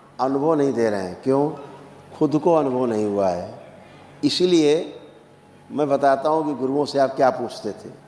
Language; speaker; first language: Hindi; native; Hindi